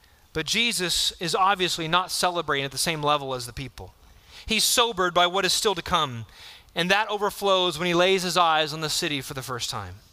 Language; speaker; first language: English; native; English